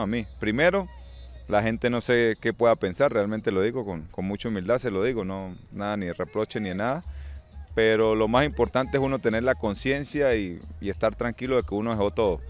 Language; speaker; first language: Spanish; native; Spanish